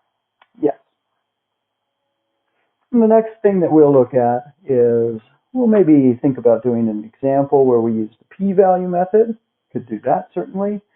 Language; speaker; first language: English; native; English